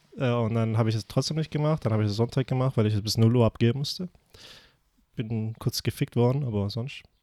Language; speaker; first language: German; early bilingual, other home language; Persian